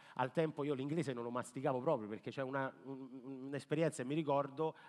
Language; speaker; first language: Italian; native; Italian